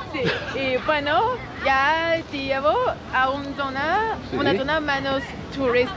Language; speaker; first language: Spanish; non-native, fluent; Chinese